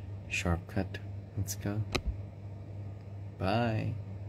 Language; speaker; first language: English; native; English